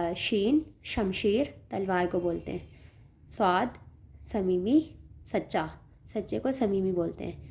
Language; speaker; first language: Urdu; native; Urdu